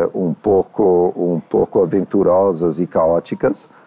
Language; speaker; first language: Portuguese; non-native, fluent; Italian